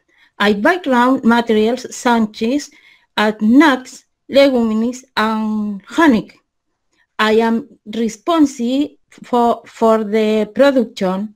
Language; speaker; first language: English; non-native, learner; Spanish